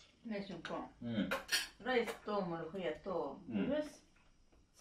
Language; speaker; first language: Japanese; non-native, learner; Arabic